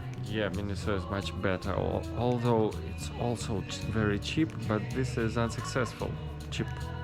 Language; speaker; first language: English; non-native, learner; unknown